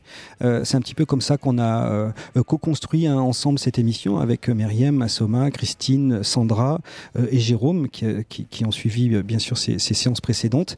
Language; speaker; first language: French; native; French